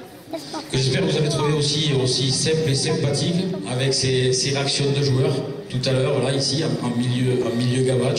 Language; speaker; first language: French; native; French